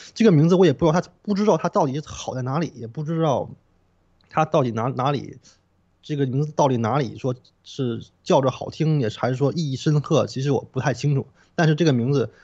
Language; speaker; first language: Chinese; non-native, local second language; Korean